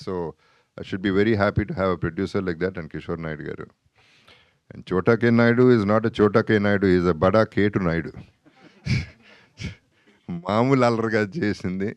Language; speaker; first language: Telugu; native; Telugu